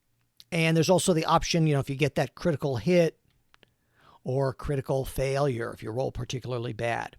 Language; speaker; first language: English; native; English